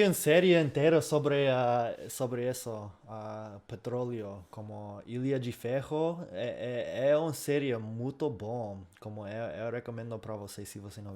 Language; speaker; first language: Portuguese; non-native, fluent; English